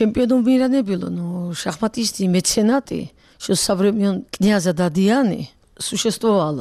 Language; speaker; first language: Russian; non-native, local second language; Georgian